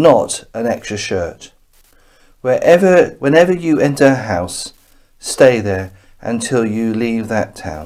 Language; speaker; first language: English; native; English